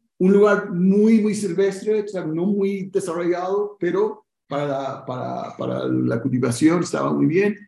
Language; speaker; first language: Spanish; early bilingual, heritage; Spanish